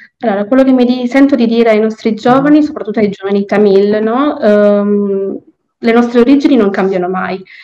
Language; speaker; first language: Italian; native; Italian